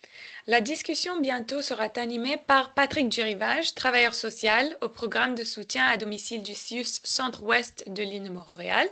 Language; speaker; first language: French; native; French